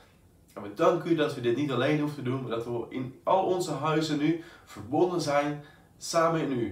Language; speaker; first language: Dutch; native; Dutch